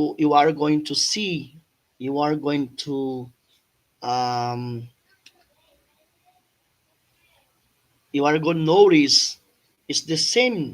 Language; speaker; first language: English; non-native, fluent; Portuguese